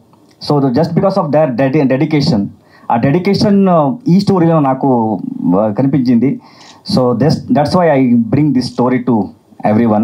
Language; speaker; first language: Telugu; non-native, learner; Kannada